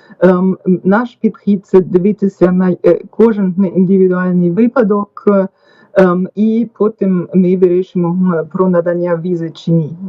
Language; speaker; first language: Ukrainian; non-native, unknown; German